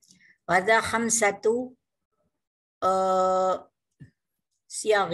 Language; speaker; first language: Arabic; non-native, fluent; Indonesian